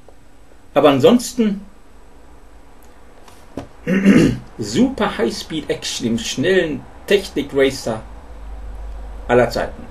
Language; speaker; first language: German; native; German